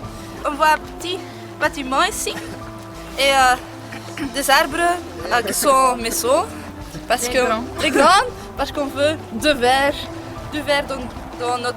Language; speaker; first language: French; non-native, learner; Dutch